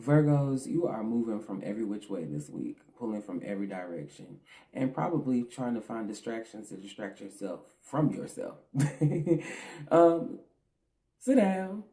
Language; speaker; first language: English; native; English